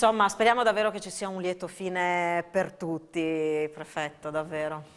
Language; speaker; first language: Italian; native; Italian